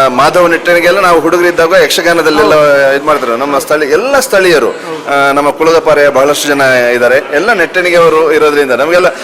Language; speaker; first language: Kannada; non-native, local second language; Tulu